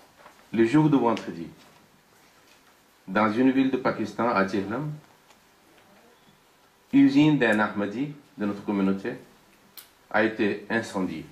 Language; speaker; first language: French; non-native, fluent; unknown